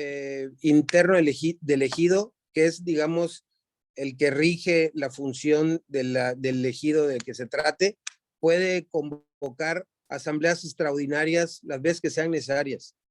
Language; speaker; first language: Spanish; native; Spanish